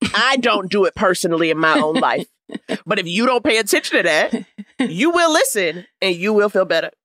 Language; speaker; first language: English; native; English